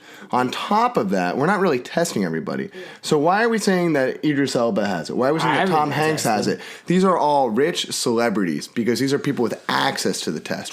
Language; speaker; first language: English; native; English